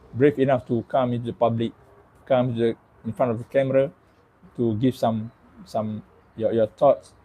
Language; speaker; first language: English; non-native, local second language; Malay